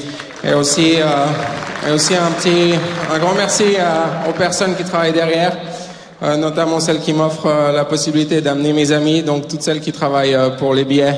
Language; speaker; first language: French; native; French